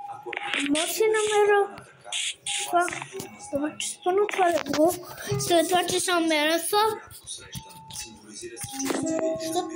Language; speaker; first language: Bulgarian; early bilingual, heritage; Bulgarian